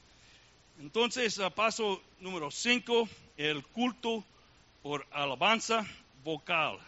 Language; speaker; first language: Spanish; non-native, learner; English